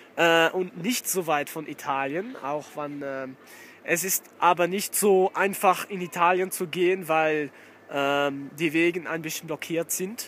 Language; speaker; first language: German; non-native, learner; Dutch